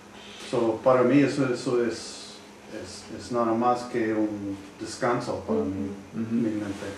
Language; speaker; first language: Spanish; non-native, learner; English